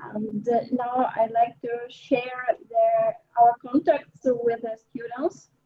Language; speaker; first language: English; non-native, learner; Ukrainian